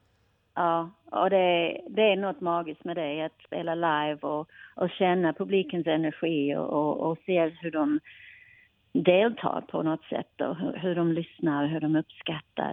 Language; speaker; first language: Swedish; non-native, fluent; English